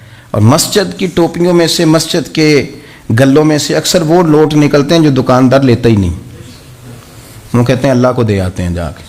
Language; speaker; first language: Urdu; native; Urdu